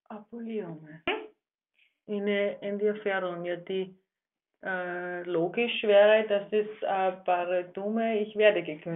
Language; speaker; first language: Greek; non-native, learner; German